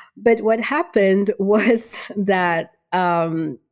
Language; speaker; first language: English; non-native, fluent; Malagasy